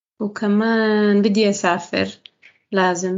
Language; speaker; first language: Arabic; non-native, learner; English